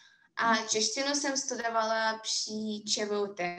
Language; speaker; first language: Czech; non-native, fluent; Russian